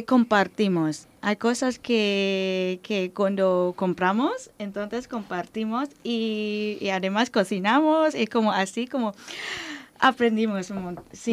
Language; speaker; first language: Spanish; non-native, learner; Thai